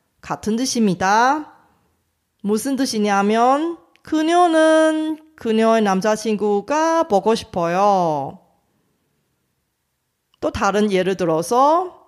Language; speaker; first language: Korean; non-native, fluent; Chinese